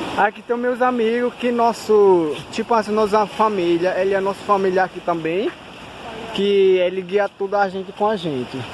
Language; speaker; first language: Portuguese; non-native, local second language; Ticuna